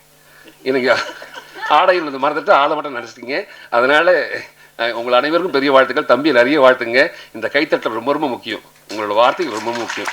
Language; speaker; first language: Tamil; native; Tamil